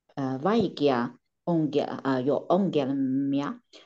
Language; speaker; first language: Finnish; non-native, learner; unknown